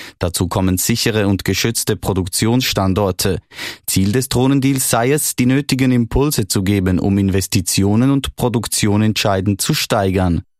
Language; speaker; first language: German; native; German